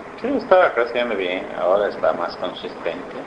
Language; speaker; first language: Spanish; non-native, learner; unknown